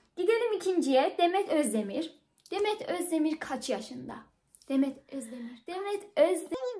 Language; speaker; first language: Turkish; non-native, fluent; Persian